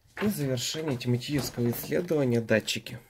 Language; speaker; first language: Russian; native; Russian